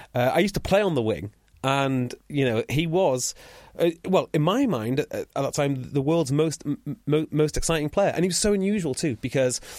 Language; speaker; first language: English; native; English